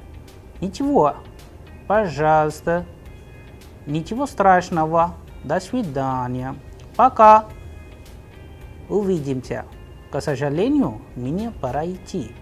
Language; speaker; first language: Russian; non-native, fluent; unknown